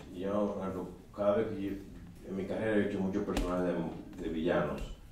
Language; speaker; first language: Spanish; native; Spanish